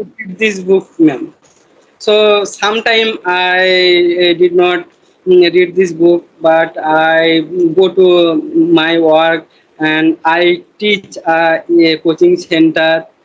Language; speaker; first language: English; non-native, learner; Bangla